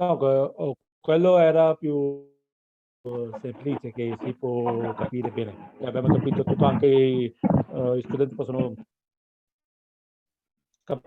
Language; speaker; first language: Italian; non-native, learner; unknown